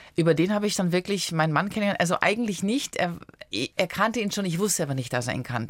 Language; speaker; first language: German; early bilingual, other home language; Italian